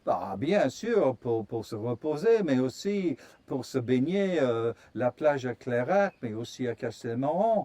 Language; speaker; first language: French; non-native, fluent; English